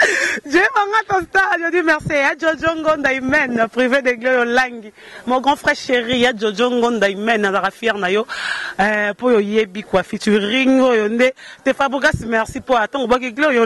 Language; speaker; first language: French; non-native, local second language; Lingala